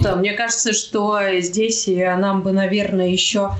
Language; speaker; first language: Russian; native; Russian